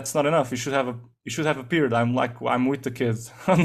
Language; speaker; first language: English; non-native, fluent; Portuguese